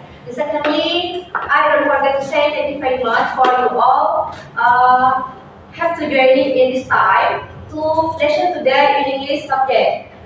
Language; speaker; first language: English; non-native, learner; Indonesian